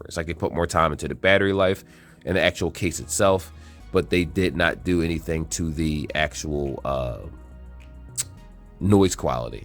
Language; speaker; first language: English; native; English